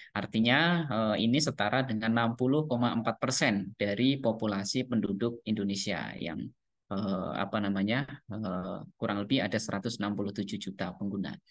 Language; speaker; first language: Indonesian; non-native, local second language; Javanese